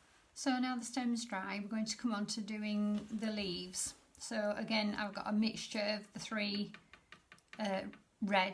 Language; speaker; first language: English; native; English